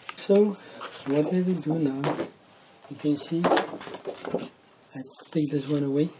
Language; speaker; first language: English; non-native, local second language; Afrikaans